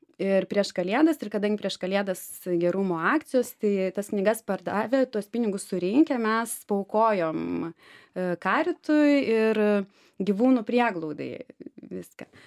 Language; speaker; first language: Lithuanian; native; Lithuanian